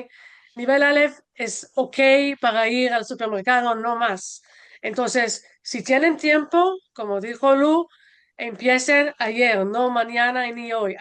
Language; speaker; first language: Spanish; non-native, fluent; Hebrew